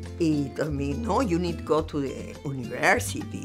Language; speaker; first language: English; non-native, learner; Spanish